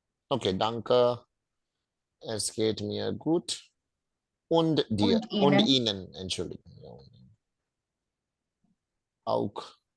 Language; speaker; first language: German; non-native, fluent; Hindi